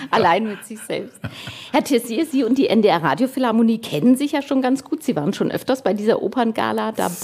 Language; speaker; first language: German; native; German